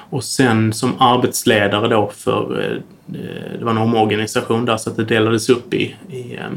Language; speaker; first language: Swedish; native; Swedish